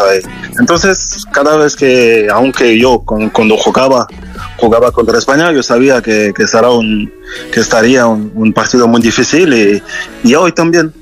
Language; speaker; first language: Spanish; non-native, fluent; French